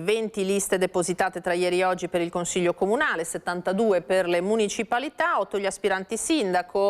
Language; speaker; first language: Italian; native; Italian